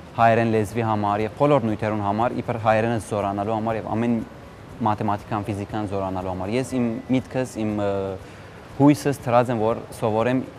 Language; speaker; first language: Armenian; early bilingual, heritage; Armenian